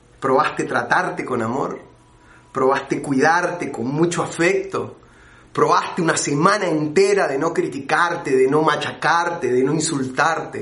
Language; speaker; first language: Spanish; native; Spanish